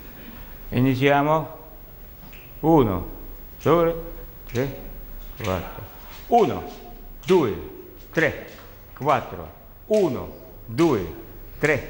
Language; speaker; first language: Italian; non-native, learner; Russian